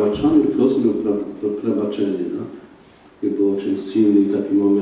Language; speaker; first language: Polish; non-native, learner; Russian